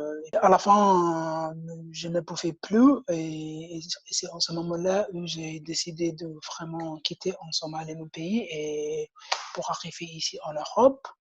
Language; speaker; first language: French; non-native, learner; Somali